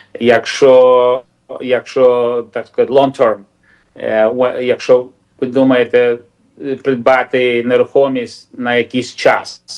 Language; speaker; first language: Ukrainian; non-native, local second language; Russian